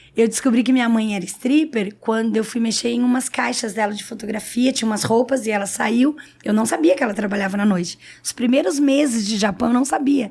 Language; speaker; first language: Portuguese; native; Portuguese